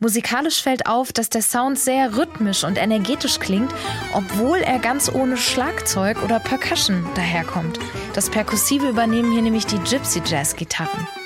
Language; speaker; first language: German; native; German